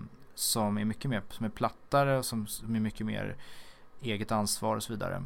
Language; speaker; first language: Swedish; native; Swedish